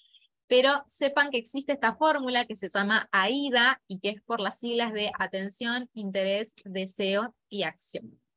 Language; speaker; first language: Spanish; native; Spanish